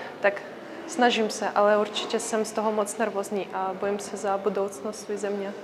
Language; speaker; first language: Czech; early bilingual, other home language; Ukrainian